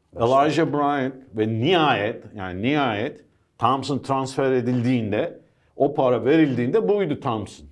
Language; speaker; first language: Turkish; early bilingual, heritage; Turkish